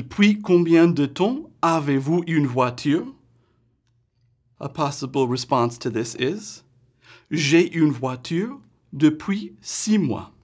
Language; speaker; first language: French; non-native, fluent; English